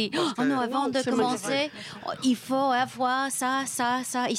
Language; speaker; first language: French; non-native, fluent; English